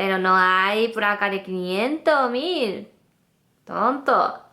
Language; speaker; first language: Spanish; non-native, fluent; Japanese